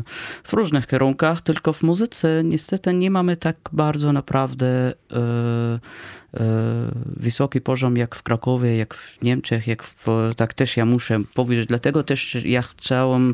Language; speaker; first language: Polish; non-native, fluent; Arabic